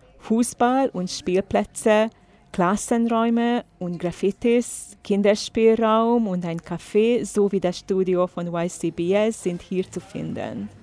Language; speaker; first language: German; non-native, fluent; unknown